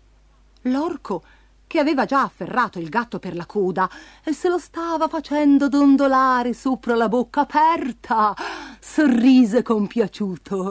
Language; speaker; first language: Italian; native; Italian